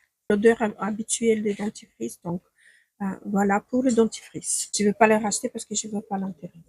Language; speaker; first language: French; non-native, fluent; Ukrainian